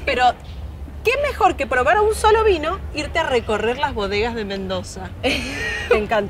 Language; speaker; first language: Spanish; native; Spanish